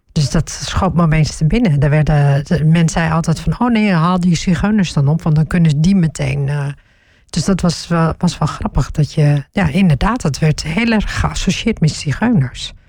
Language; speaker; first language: Dutch; early bilingual, other home language; Turkish